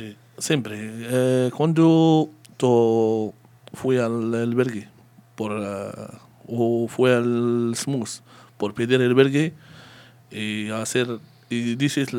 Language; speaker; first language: Spanish; non-native, learner; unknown